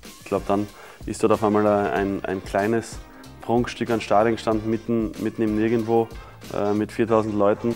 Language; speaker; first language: German; native; German